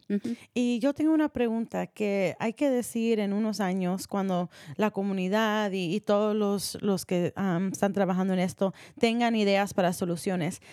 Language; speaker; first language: Spanish; early bilingual, heritage; Spanish